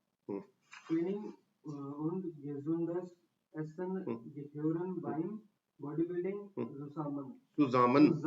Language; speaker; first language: German; non-native, learner; Hindi